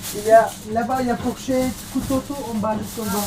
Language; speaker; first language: French; non-native, learner; Turkish